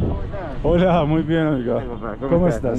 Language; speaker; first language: Spanish; non-native, learner; Turkish